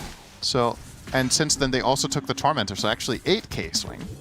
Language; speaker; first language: English; native; English